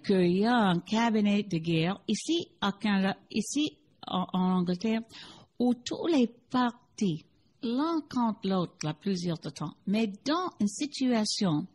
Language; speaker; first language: French; non-native, learner; English